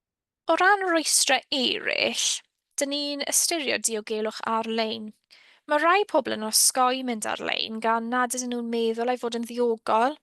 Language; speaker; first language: Welsh; native; Welsh